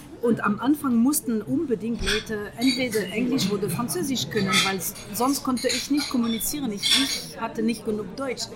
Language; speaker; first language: German; non-native, fluent; French